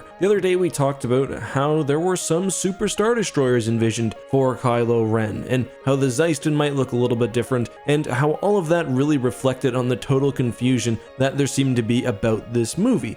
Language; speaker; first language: English; native; English